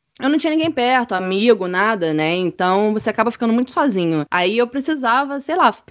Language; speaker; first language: Portuguese; native; Portuguese